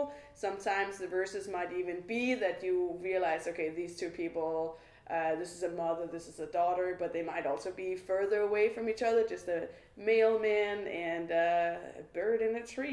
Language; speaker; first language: English; non-native, fluent; Danish